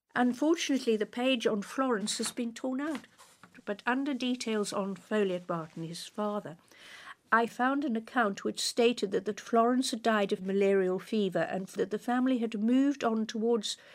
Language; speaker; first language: English; native; English